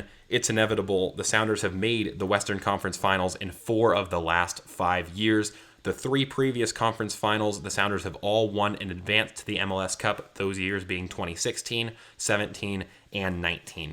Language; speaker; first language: English; native; English